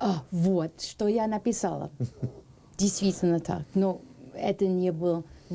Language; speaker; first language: Russian; non-native, learner; English